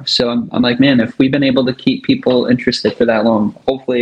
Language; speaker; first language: English; native; English